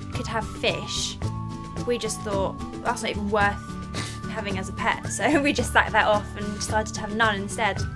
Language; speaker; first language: English; native; English